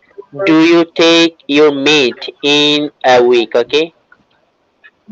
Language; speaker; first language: English; non-native, learner; Bangla